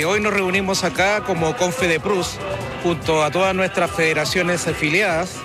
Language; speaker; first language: Spanish; native; Spanish